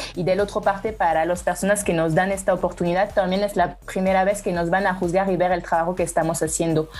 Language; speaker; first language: Spanish; non-native, fluent; French